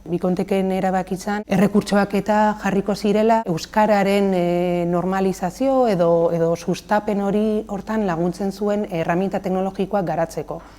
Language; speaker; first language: Basque; native; Basque